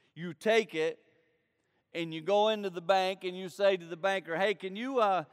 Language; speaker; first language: English; native; English